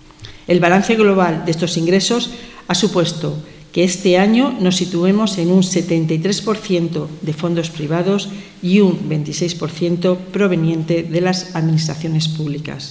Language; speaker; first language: Spanish; native; Spanish